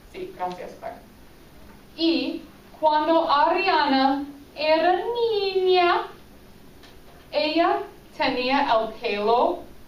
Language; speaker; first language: Spanish; non-native, fluent; English